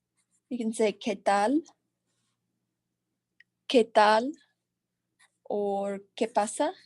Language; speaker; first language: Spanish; non-native, learner; English